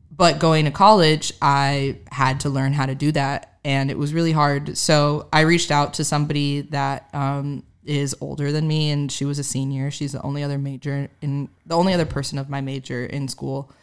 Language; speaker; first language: English; native; English